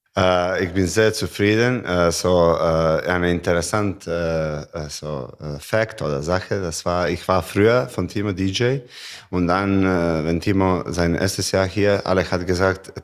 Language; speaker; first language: German; non-native, learner; Serbian